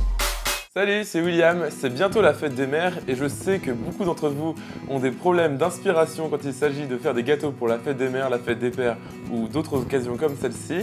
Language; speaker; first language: French; native; French